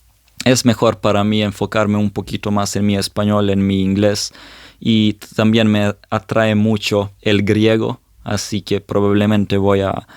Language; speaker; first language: Spanish; non-native, fluent; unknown